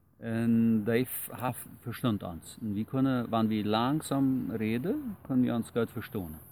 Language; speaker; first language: German; non-native, local second language; Plautdietsch